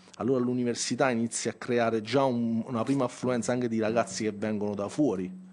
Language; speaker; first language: Italian; native; Italian